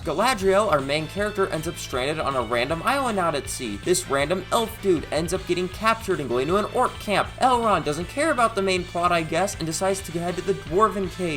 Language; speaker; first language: English; native; English